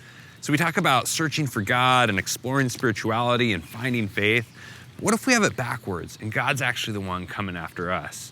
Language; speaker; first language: English; native; English